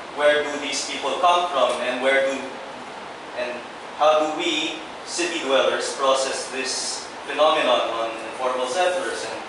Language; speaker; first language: English; non-native, local second language; Filipino